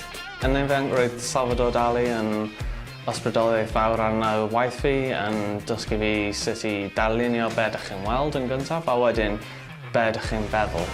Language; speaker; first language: Welsh; non-native, local second language; English